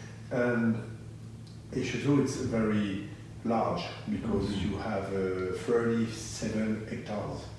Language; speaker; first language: English; non-native, learner; French